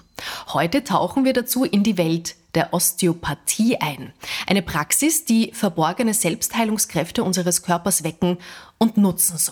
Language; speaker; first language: German; native; German